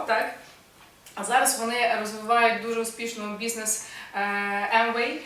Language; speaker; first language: Ukrainian; native; Ukrainian